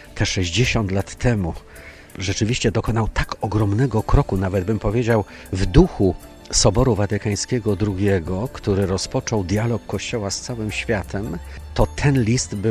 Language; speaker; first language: Polish; native; Polish